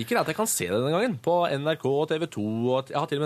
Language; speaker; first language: Norwegian; native; Norwegian